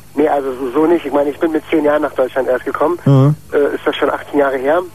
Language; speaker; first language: German; early bilingual, other home language; Arabic